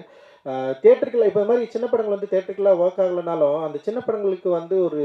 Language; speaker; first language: Tamil; native; Tamil